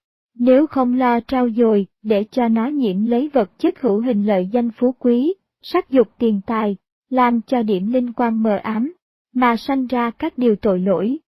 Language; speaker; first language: Vietnamese; native; Vietnamese